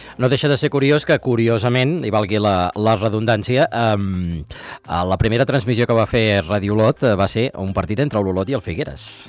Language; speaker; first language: Catalan; native; Catalan